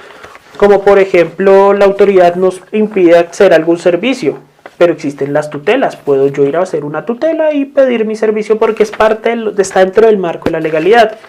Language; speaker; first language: Spanish; native; Spanish